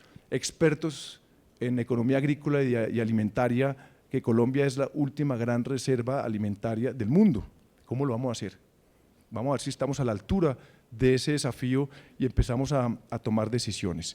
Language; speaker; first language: Spanish; native; Spanish